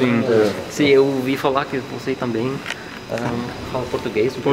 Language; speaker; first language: Portuguese; non-native, learner; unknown